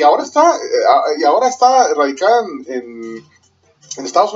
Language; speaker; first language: Spanish; native; Spanish